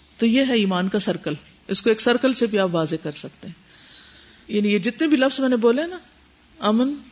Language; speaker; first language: Urdu; native; Urdu